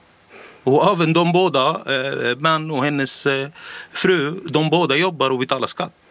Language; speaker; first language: Swedish; non-native, learner; Arabic